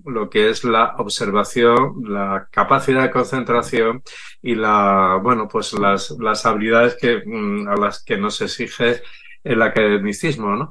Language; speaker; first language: Spanish; native; Spanish